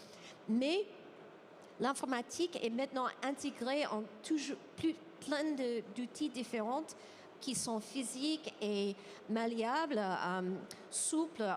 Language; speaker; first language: French; non-native, fluent; English